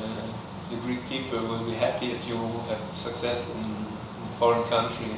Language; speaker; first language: English; non-native, fluent; Italian